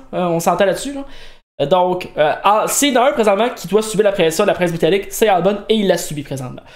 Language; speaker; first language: French; native; French